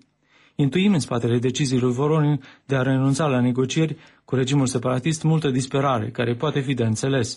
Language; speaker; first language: Romanian; native; Romanian